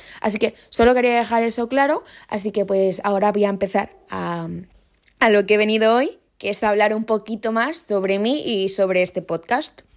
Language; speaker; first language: Spanish; native; Spanish